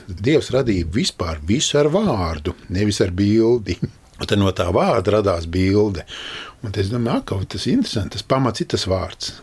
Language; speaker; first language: Latvian; native; Latvian